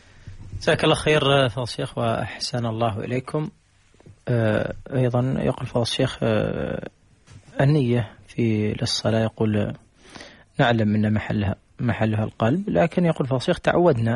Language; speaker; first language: Arabic; native; Arabic